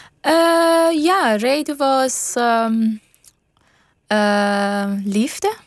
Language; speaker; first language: Dutch; non-native, fluent; Persian